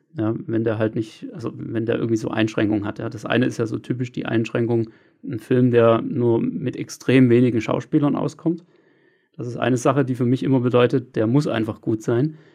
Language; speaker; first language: German; native; German